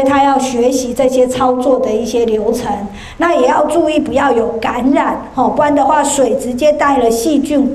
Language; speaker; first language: Chinese; native; Chinese